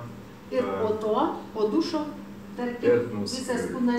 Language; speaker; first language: Lithuanian; native; Lithuanian